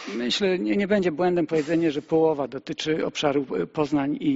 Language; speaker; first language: Polish; native; Polish